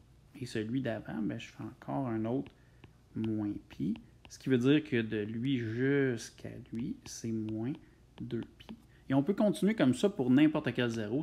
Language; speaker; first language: French; native; French